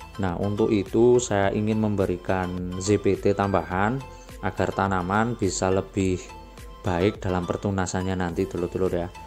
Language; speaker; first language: Indonesian; non-native, local second language; Javanese